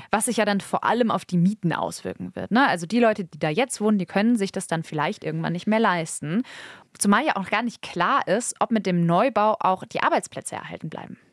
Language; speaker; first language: German; native; German